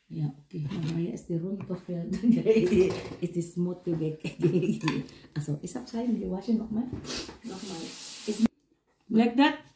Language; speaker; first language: German; non-native, learner; Filipino